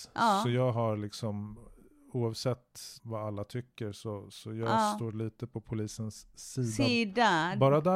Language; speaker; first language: Swedish; native; Swedish